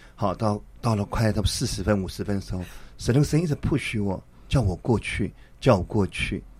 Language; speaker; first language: Chinese; native; Chinese